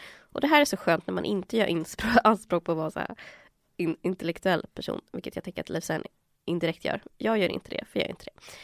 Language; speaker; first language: Swedish; early bilingual, other home language; Spanish